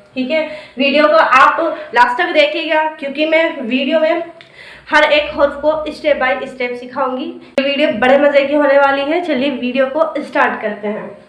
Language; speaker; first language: Hindi; native; Hindi